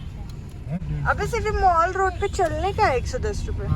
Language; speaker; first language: Hindi; native; Hindi